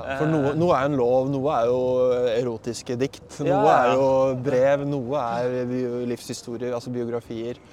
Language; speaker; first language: Norwegian; native; Norwegian